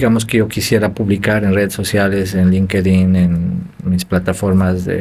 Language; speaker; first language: Spanish; native; Spanish